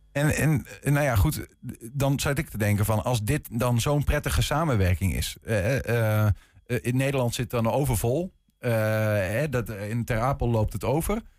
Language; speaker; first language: Dutch; native; Dutch